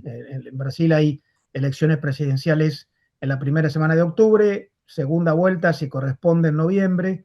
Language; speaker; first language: Spanish; native; Spanish